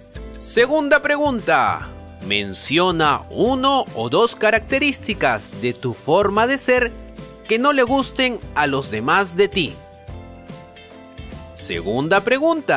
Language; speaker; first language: Spanish; native; Spanish